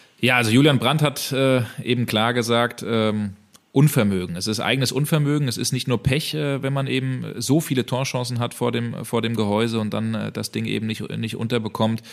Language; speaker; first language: German; native; German